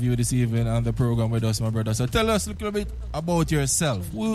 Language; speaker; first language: English; non-native, local second language; Jamaican Creole English